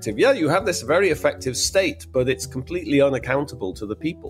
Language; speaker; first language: English; native; English